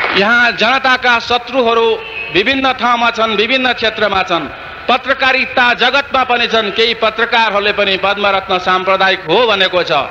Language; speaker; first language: Nepali; non-native, local second language; Newari